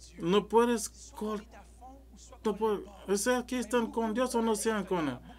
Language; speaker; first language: Spanish; non-native, learner; French